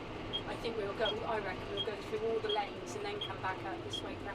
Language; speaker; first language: English; native; English